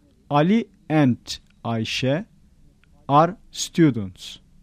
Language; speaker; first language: English; non-native, fluent; Turkish